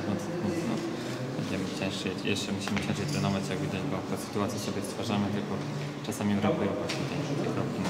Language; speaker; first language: Polish; native; Polish